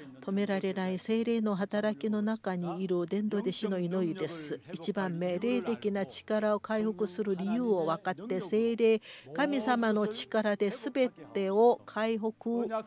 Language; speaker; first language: Japanese; non-native, fluent; Korean